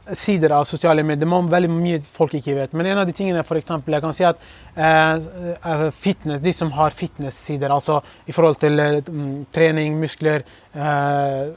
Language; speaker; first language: Norwegian; early bilingual, other home language; Kurdish